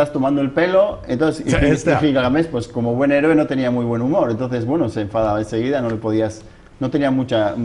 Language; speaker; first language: Spanish; native; Spanish